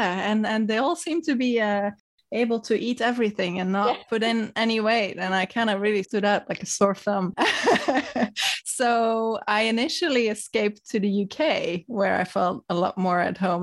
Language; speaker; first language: English; non-native, fluent; Dutch